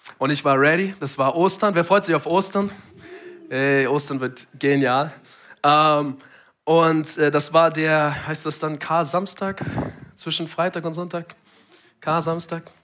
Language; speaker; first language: German; non-native, fluent; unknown